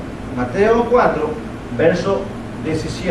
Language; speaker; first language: Spanish; native; Spanish